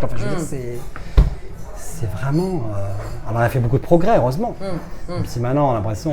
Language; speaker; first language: French; native; French